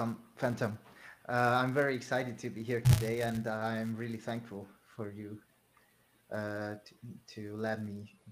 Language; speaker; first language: English; non-native, fluent; Hungarian